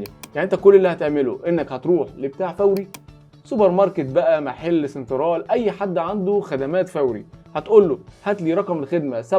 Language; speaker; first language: Arabic; native; Arabic